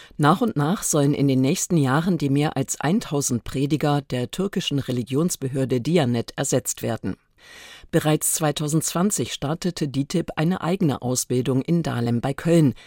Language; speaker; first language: German; native; German